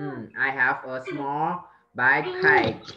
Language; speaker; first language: English; non-native, fluent; Vietnamese